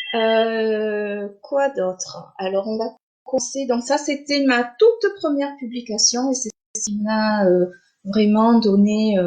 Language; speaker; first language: French; early bilingual, other home language; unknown